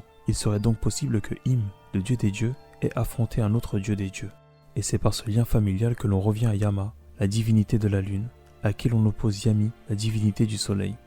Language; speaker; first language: French; native; French